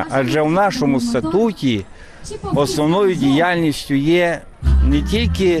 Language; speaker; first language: Ukrainian; native; Ukrainian